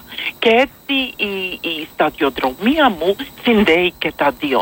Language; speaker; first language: Greek; non-native, fluent; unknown